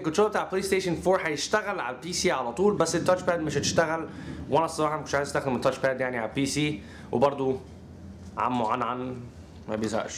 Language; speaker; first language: Arabic; native; Arabic